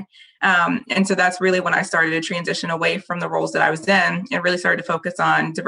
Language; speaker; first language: English; native; English